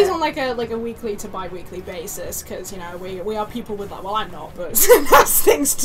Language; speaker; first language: English; native; English